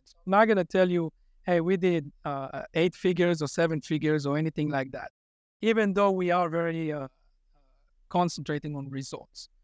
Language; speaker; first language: English; non-native, fluent; Hebrew